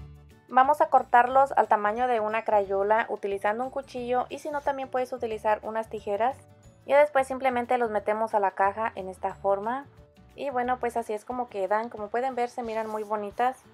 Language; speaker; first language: Spanish; native; Spanish